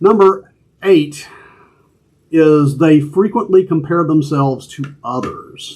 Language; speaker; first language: English; native; English